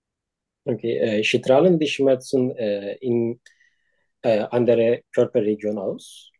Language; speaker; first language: German; non-native, learner; Turkish